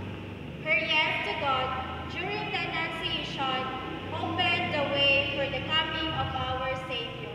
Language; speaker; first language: English; non-native, local second language; Hiligaynon